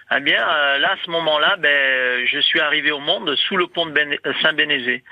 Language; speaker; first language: French; native; French